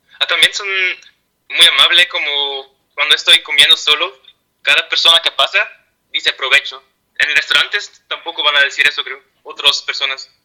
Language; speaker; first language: Spanish; non-native, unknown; Dutch